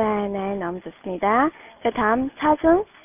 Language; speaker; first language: Korean; non-native, fluent; Chinese